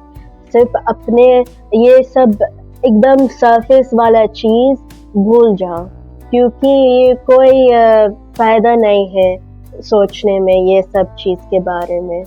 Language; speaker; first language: Hindi; early bilingual, heritage; English